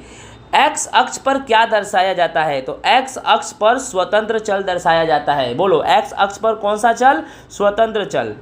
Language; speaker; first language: Hindi; non-native, local second language; Gujarati